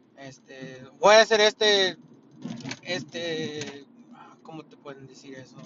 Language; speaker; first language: Spanish; early bilingual, heritage; Spanish